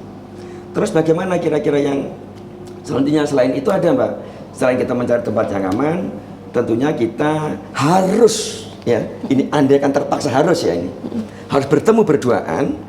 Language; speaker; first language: Indonesian; native; Indonesian